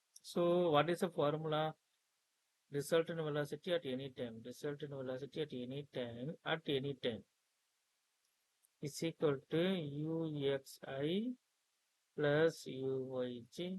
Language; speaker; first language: English; non-native, local second language; Tamil